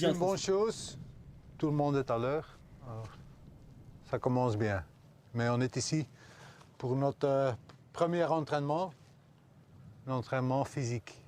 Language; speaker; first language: French; non-native, local second language; Dutch